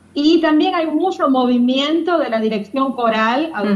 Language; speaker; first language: Spanish; native; Spanish